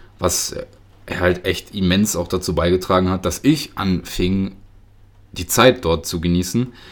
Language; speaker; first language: German; early bilingual, other home language; Russian